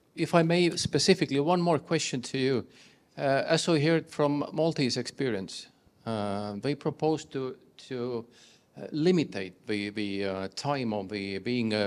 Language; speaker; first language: English; non-native, learner; Estonian